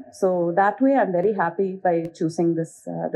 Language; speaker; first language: Telugu; non-native, fluent; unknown